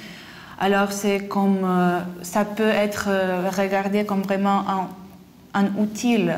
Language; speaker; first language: French; non-native, fluent; Lithuanian